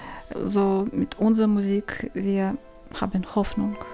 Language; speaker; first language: German; non-native, learner; Ukrainian